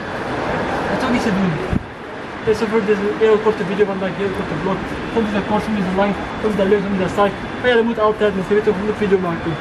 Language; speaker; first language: Dutch; non-native, local second language; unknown